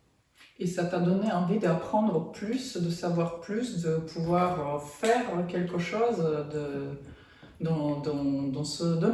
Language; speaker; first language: French; non-native, fluent; Russian